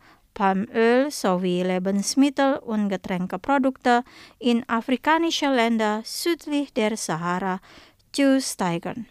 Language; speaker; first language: German; non-native, fluent; Indonesian